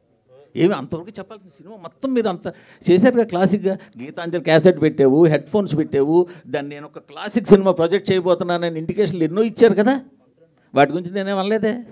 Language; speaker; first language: Telugu; native; Telugu